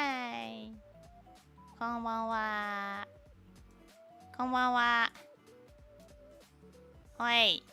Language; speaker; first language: Japanese; non-native, learner; Russian